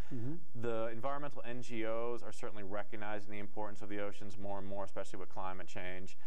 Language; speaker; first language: English; native; English